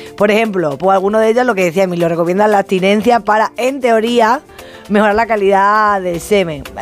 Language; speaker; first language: Spanish; native; Spanish